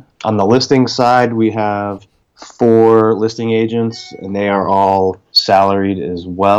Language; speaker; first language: English; native; English